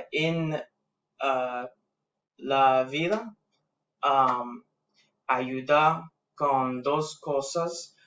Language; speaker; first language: Spanish; non-native, learner; English